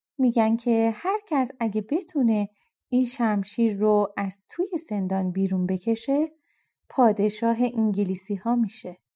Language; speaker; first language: Persian; native; Persian